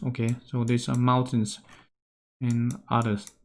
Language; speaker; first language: English; non-native, fluent; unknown